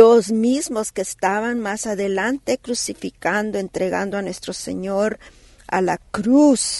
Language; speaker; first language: Spanish; native; Spanish